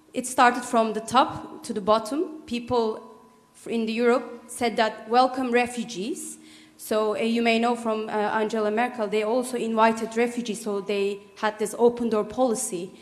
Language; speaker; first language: English; non-native, fluent; Turkish